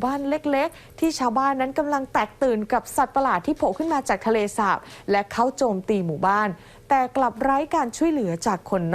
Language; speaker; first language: Thai; native; Thai